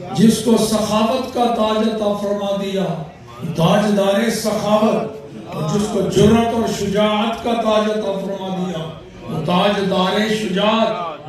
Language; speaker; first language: Urdu; non-native, local second language; Punjabi